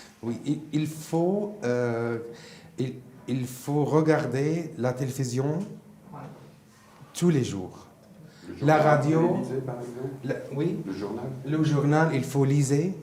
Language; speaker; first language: French; non-native, learner; Arabic